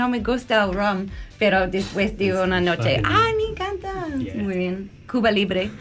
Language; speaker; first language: Spanish; non-native, learner; English